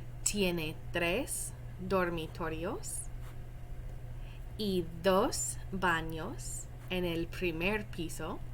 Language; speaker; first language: Spanish; non-native, fluent; English